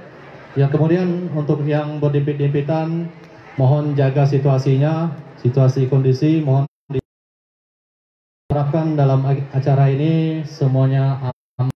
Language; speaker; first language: Indonesian; native; Indonesian